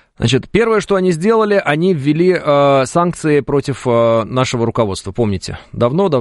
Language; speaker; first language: Russian; native; Russian